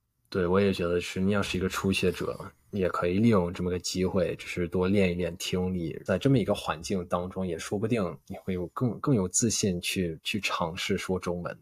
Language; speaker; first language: Chinese; non-native, fluent; English